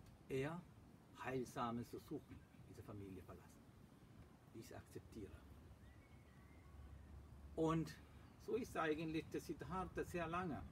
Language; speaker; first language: German; non-native, fluent; Sinhala